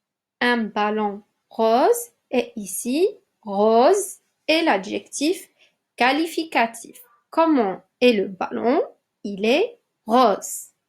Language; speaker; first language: French; non-native, local second language; Arabic